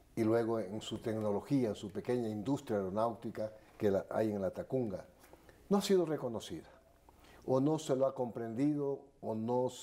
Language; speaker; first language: Spanish; native; Spanish